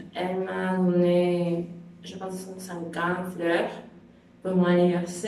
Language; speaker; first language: French; non-native, learner; Spanish